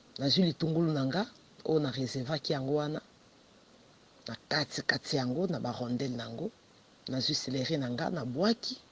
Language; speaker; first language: Lingala; native; Lingala